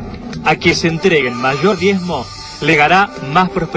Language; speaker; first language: Spanish; native; Spanish